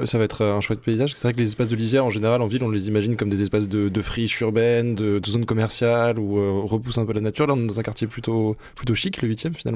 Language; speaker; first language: French; native; French